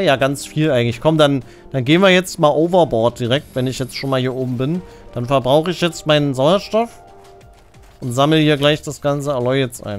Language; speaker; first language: German; native; German